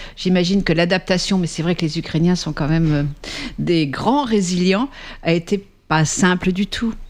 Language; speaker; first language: French; native; French